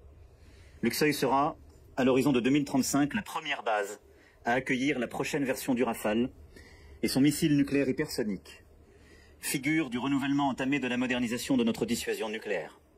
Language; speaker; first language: French; native; French